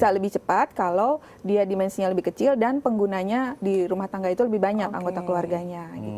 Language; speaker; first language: Indonesian; native; Indonesian